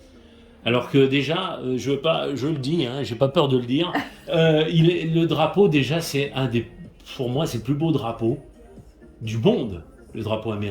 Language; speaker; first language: French; native; French